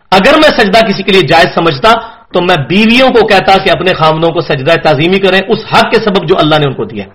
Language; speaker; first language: Urdu; non-native, local second language; Punjabi